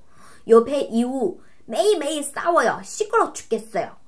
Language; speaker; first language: Korean; non-native, fluent; Chinese